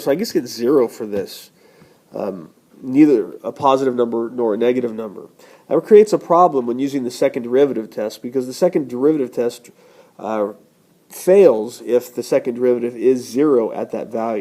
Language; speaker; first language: English; native; English